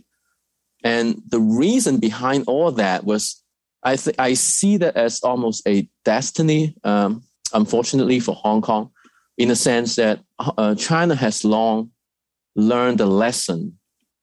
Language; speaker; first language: English; non-native, fluent; Cantonese